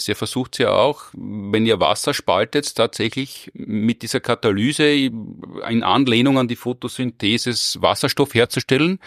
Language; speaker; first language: German; native; German